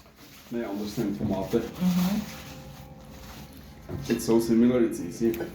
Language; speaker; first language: English; non-native, learner; German